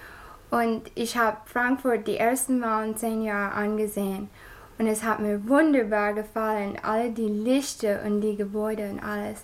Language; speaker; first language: German; non-native, learner; English